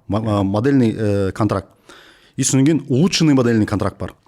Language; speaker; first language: Russian; non-native, local second language; Kazakh